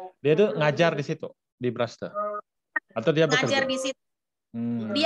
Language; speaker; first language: Indonesian; native; Indonesian